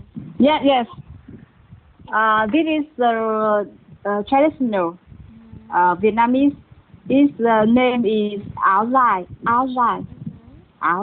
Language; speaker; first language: English; non-native, learner; Vietnamese